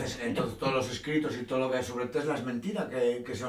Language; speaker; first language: Spanish; native; Spanish